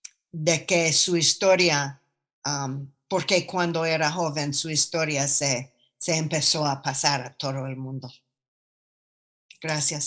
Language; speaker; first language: Spanish; non-native, fluent; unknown